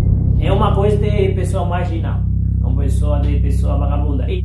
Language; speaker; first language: Portuguese; non-native, fluent; Spanish